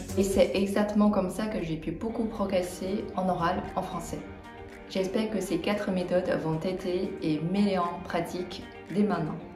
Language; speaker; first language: French; non-native, fluent; Chinese